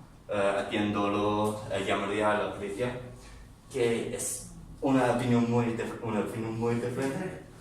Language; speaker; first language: Spanish; non-native, learner; English